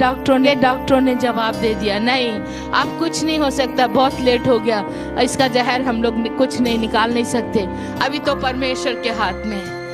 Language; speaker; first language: Hindi; native; Hindi